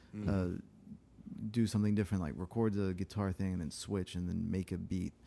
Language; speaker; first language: English; early bilingual, other home language; French